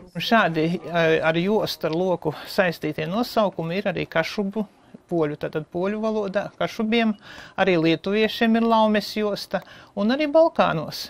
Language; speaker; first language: Latvian; native; Latvian